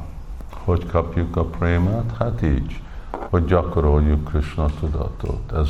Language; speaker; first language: Hungarian; early bilingual, heritage; English